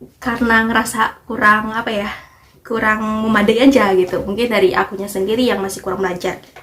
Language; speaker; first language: Indonesian; native; Indonesian